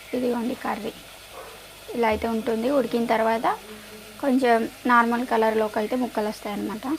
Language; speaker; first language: Telugu; native; Telugu